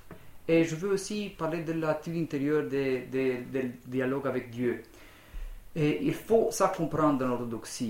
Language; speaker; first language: French; non-native, fluent; Romanian